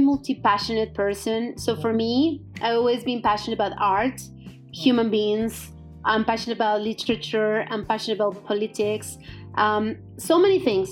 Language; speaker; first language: English; non-native, fluent; Spanish